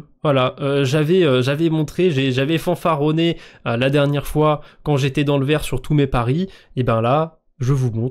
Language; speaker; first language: French; native; French